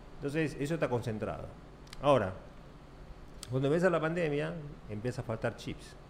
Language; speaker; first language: Spanish; early bilingual, other home language; Korean